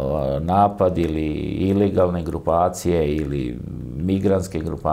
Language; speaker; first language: Croatian; native; Croatian